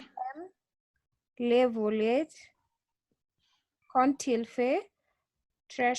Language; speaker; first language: French; non-native, learner; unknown